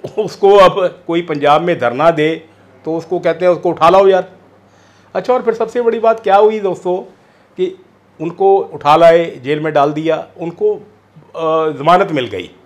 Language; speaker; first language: Hindi; non-native, local second language; Punjabi